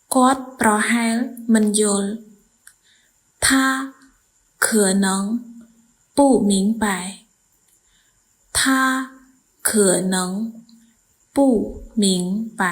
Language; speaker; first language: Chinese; non-native, fluent; Khmer